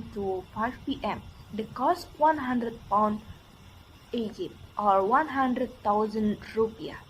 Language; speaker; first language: English; non-native, learner; Indonesian